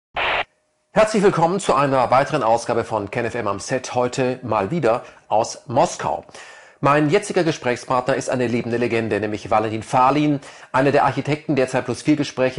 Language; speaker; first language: German; native; German